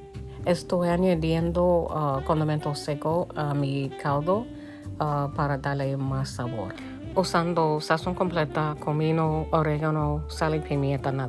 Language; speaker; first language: Spanish; early bilingual, heritage; Spanish